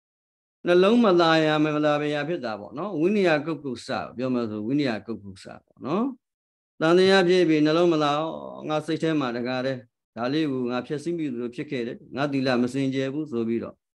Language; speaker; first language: Burmese; native; Burmese